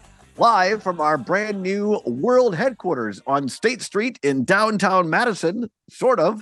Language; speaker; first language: English; native; English